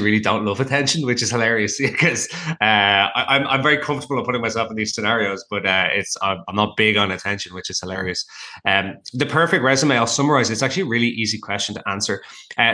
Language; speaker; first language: English; native; English